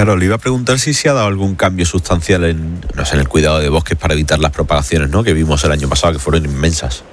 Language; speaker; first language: Spanish; native; Spanish